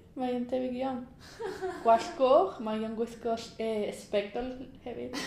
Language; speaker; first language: Welsh; non-native, learner; Spanish